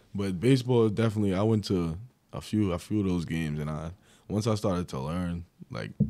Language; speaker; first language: English; native; English